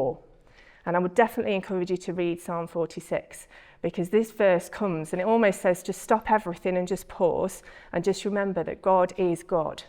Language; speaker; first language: English; native; English